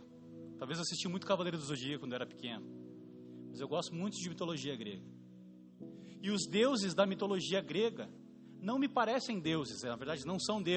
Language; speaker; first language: Portuguese; native; Portuguese